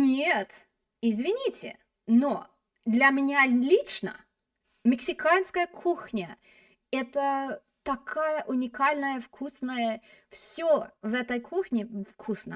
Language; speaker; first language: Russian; non-native, fluent; English